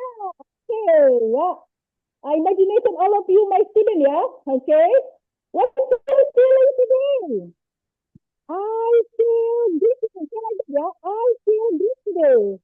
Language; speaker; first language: English; non-native, learner; Indonesian